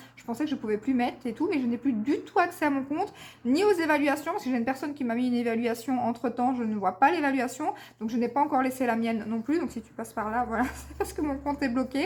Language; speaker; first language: French; native; French